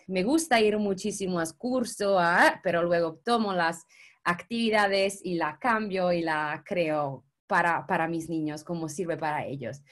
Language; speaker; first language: Spanish; non-native, fluent; Italian